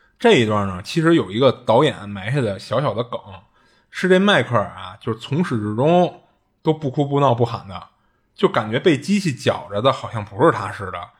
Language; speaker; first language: Chinese; native; Chinese